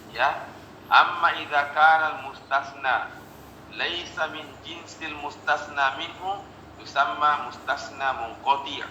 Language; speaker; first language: Arabic; non-native, fluent; Indonesian